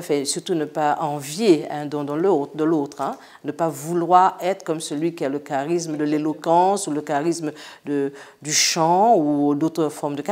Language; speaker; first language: French; native; French